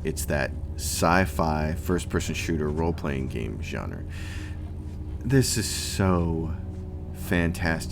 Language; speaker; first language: English; native; English